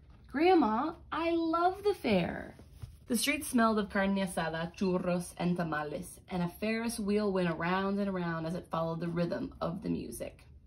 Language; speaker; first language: English; native; English